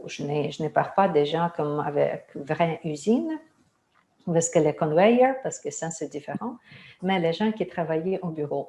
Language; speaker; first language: French; non-native, fluent; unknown